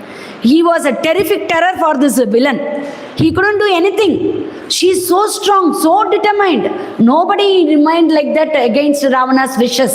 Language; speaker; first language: English; non-native, local second language; Tamil